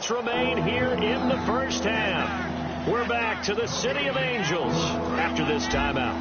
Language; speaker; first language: English; native; English